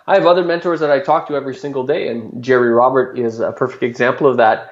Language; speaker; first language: English; native; English